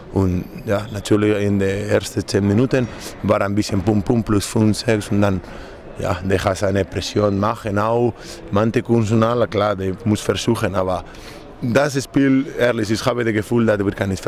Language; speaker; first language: German; non-native, learner; Spanish